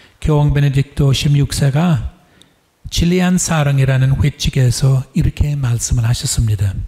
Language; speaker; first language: Korean; non-native, fluent; English